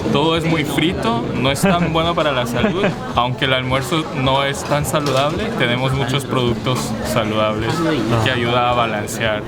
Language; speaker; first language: Spanish; early bilingual, other home language; Korean